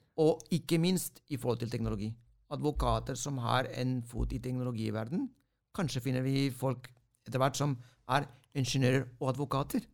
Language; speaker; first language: Norwegian; non-native, fluent; Spanish